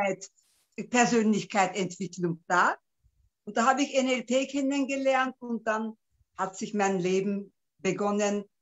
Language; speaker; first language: German; non-native, local second language; Turkish